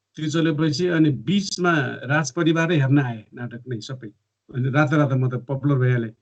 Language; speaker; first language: Nepali; native; Nepali